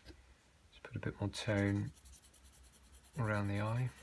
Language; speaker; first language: English; native; English